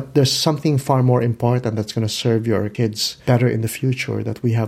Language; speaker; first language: English; non-native, local second language; Filipino